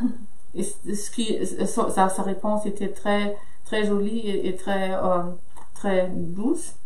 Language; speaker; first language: French; non-native, fluent; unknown